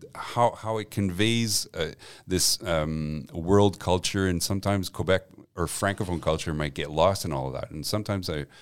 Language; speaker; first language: English; non-native, fluent; French